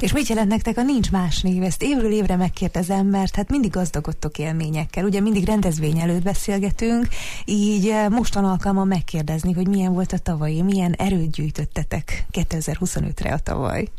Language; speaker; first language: Hungarian; native; Hungarian